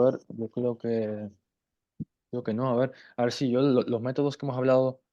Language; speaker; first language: Spanish; non-native, fluent; German